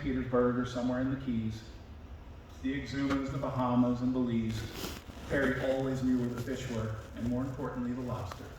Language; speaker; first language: English; native; English